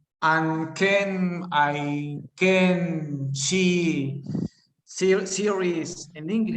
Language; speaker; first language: English; non-native, learner; Spanish